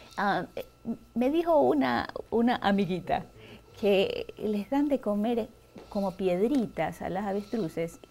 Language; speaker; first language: Spanish; native; Spanish